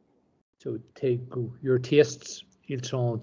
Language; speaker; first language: French; non-native, learner; English